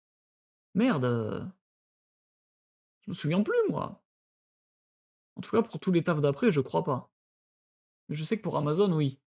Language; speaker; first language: French; native; French